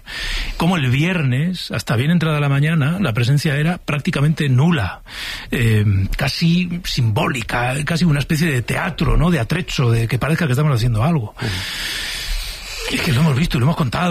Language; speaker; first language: Spanish; native; Spanish